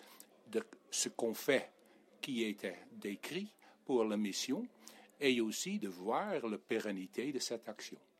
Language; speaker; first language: French; non-native, fluent; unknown